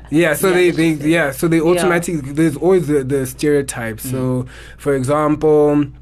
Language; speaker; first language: English; non-native, local second language; Xhosa